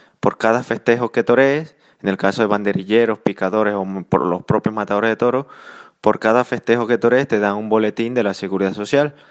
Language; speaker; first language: Spanish; native; Spanish